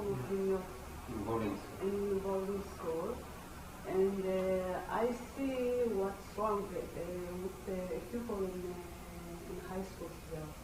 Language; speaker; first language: English; non-native, learner; Amharic